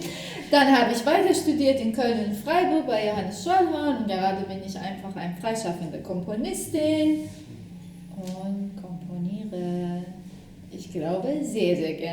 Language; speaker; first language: German; non-native, fluent; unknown